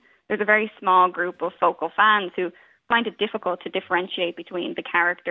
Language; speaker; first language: English; native; English